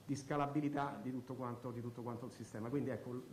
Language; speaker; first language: Italian; native; Italian